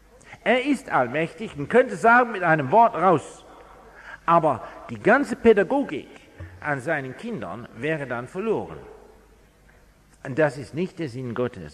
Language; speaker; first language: German; non-native, fluent; English